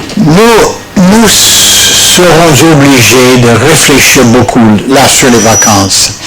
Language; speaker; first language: French; non-native, fluent; English